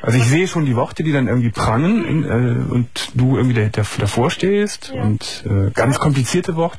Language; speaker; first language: German; native; German